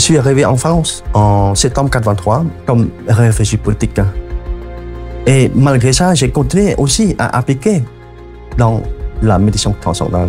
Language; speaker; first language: French; non-native, fluent; Khmer